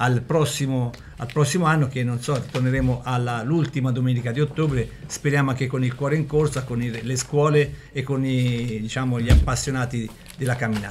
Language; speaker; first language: Italian; native; Italian